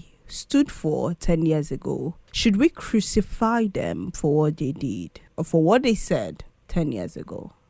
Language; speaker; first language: English; non-native, local second language; Igbo